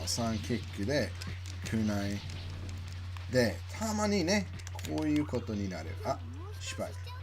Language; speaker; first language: Japanese; non-native, learner; English